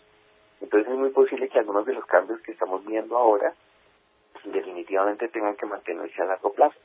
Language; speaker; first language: Spanish; native; Spanish